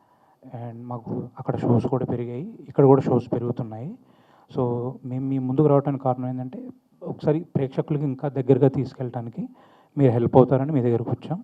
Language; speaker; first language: Telugu; native; Telugu